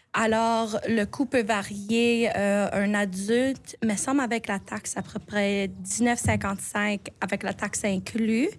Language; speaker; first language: French; native; French